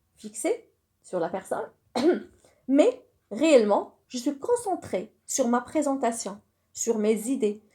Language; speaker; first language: French; non-native, local second language; Arabic